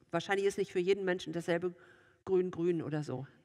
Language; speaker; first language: German; native; German